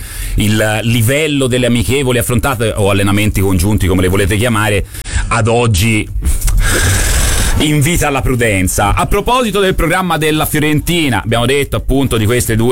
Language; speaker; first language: Italian; native; Italian